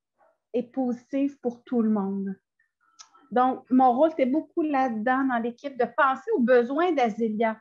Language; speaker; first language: French; native; French